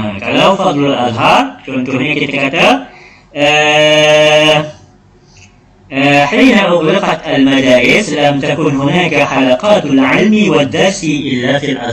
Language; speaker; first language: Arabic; non-native, fluent; Malay